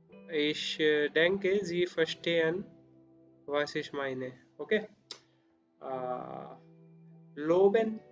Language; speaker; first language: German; non-native, learner; Spanish